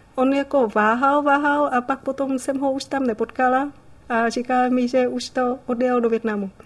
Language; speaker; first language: Czech; non-native, fluent; Vietnamese